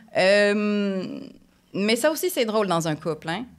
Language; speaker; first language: French; native; French